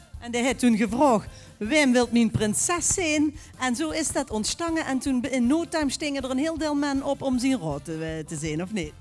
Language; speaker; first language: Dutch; native; Dutch